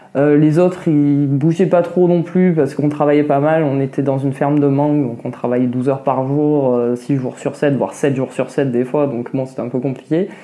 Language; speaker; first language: French; native; French